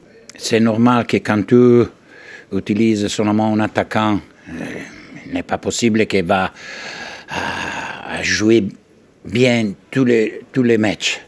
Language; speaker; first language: French; non-native, learner; Italian